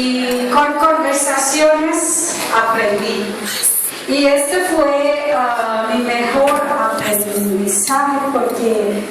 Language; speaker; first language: Spanish; non-native, learner; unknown